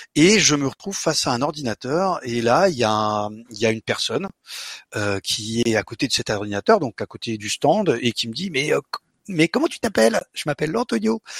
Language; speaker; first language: French; early bilingual, other home language; Portuguese